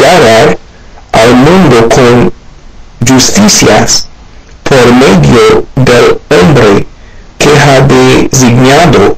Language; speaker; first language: Spanish; non-native, learner; Haitian Creole